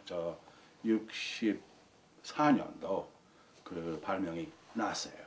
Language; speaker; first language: Korean; non-native, fluent; English